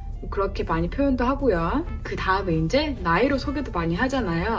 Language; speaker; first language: Korean; early bilingual, heritage; Korean